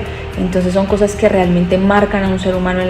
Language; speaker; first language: Spanish; native; Spanish